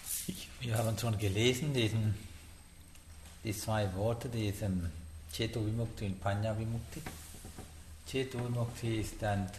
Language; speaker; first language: German; non-native, learner; Sinhala